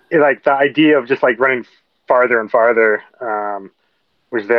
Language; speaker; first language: English; native; English